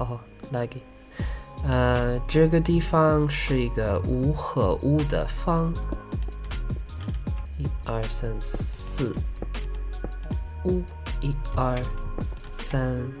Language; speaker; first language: Chinese; early bilingual, heritage; Chinese